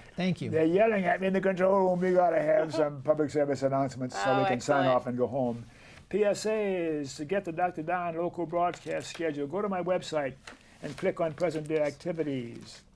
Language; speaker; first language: English; native; English